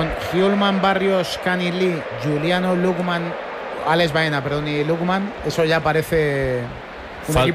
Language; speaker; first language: Spanish; native; Spanish